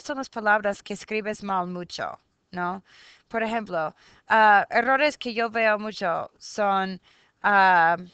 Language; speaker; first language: Spanish; non-native, fluent; English